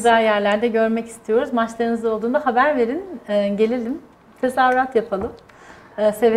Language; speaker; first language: Turkish; native; Turkish